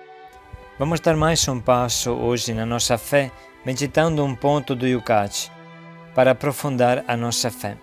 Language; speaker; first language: Portuguese; native; Portuguese